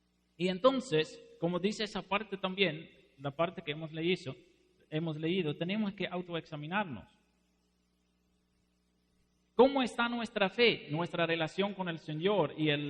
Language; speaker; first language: Spanish; non-native, fluent; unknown